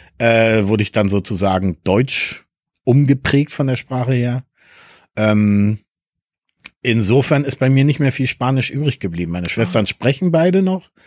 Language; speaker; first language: German; early bilingual, other home language; Spanish